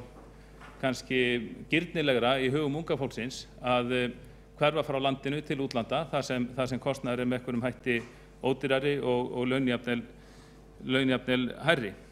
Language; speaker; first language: Icelandic; native; Icelandic